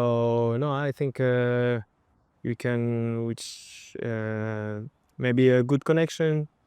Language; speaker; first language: English; non-native, fluent; French